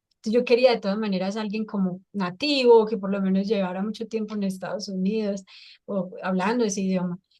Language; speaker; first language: Spanish; native; Spanish